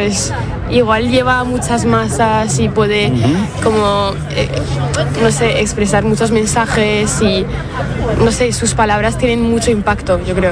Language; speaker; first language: Spanish; non-native, fluent; French